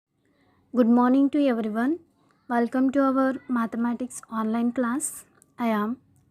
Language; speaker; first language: English; non-native, local second language; Telugu